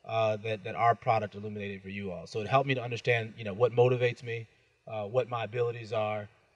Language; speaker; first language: English; native; English